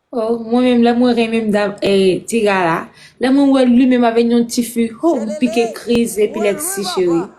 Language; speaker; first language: Haitian Creole; non-native, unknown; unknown